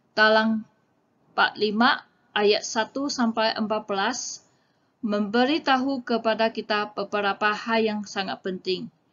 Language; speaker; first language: Malay; non-native, local second language; Chinese